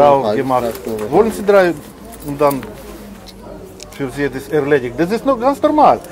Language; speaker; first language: German; non-native, learner; Russian